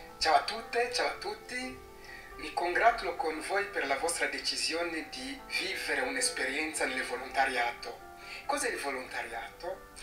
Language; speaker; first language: Italian; non-native, fluent; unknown